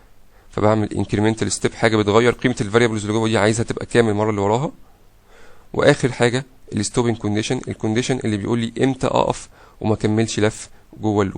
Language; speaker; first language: Arabic; native; Arabic